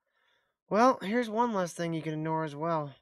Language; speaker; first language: English; native; English